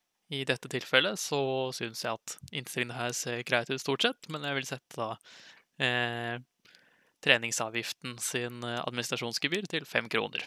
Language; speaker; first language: Norwegian; native; Norwegian